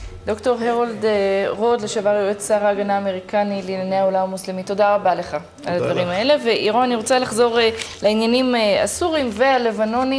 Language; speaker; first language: Hebrew; native; Hebrew